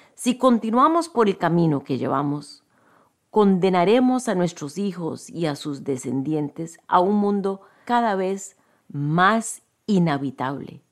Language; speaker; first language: Spanish; native; Spanish